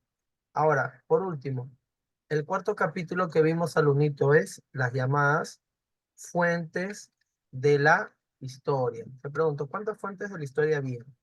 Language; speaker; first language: Spanish; native; Spanish